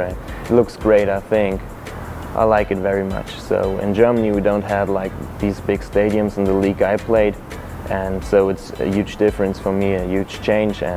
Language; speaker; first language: English; non-native, fluent; German